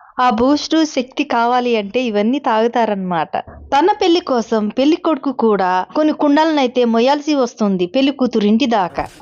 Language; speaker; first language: Telugu; non-native, local second language; Koya